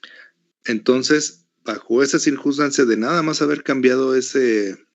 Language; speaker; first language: Spanish; native; Spanish